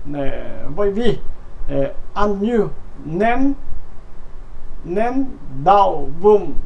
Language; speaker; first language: Vietnamese; non-native, learner; Korean